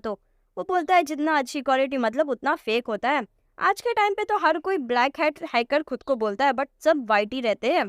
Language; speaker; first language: Hindi; native; Hindi